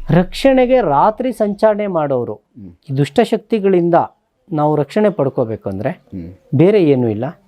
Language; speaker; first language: Kannada; native; Kannada